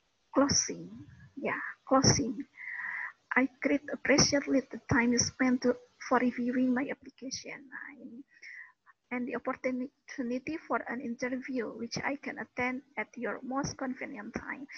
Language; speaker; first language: English; non-native, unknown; Indonesian